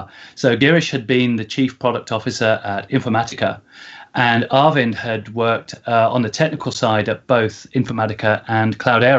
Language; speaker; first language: English; native; English